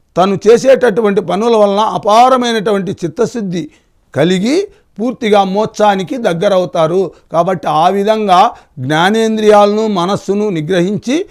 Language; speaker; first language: Telugu; native; Telugu